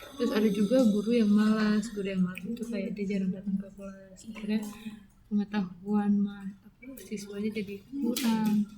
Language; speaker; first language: Indonesian; native; Indonesian